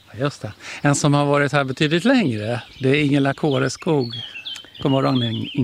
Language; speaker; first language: Swedish; native; Swedish